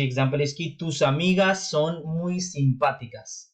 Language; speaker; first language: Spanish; non-native, fluent; Urdu